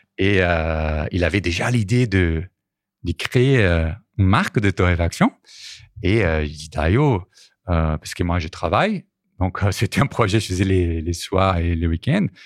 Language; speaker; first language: French; non-native, fluent; Portuguese